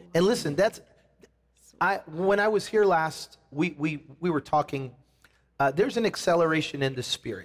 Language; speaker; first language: English; native; English